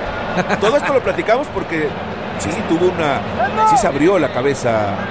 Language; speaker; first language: Spanish; native; Spanish